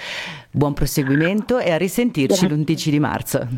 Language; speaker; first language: Italian; native; Italian